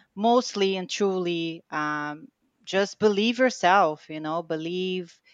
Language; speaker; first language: English; non-native, fluent; Portuguese